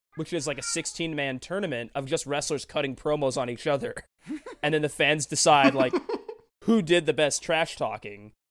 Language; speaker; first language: English; native; English